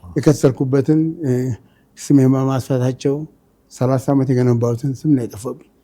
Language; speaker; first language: Amharic; native; Amharic